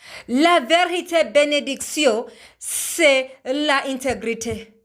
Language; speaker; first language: French; non-native, learner; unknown